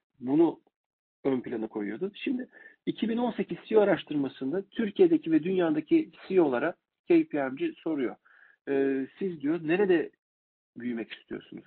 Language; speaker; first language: Turkish; native; Turkish